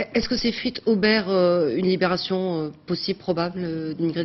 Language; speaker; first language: French; native; French